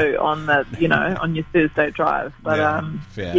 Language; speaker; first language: English; native; English